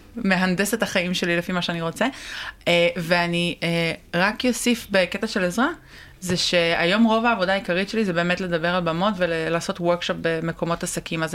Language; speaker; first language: Hebrew; native; Hebrew